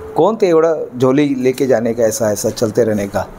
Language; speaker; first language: Hindi; non-native, local second language; Marathi